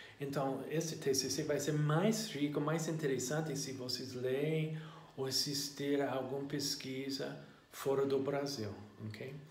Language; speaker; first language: Portuguese; non-native, learner; English